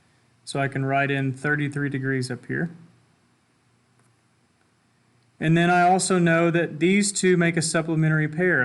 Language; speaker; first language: English; native; English